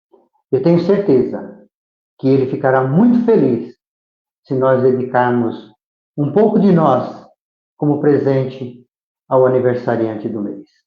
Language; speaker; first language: Portuguese; native; Portuguese